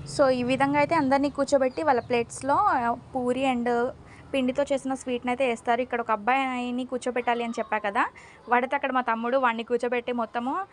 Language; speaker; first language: Telugu; non-native, local second language; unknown